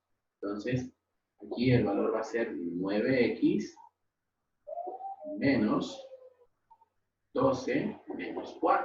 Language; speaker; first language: Spanish; native; Spanish